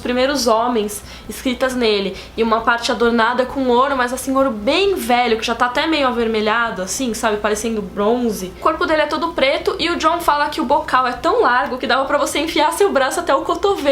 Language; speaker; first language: Portuguese; native; Portuguese